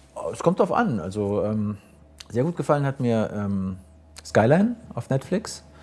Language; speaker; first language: German; native; German